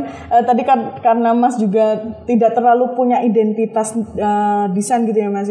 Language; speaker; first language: Indonesian; native; Indonesian